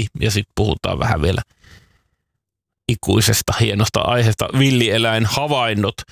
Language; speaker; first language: Finnish; native; Finnish